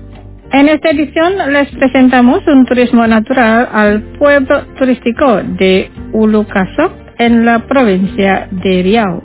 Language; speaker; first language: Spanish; non-native, fluent; Indonesian